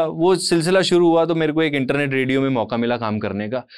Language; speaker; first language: Hindi; native; Hindi